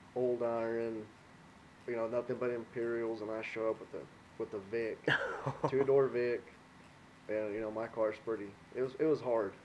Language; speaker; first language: English; native; English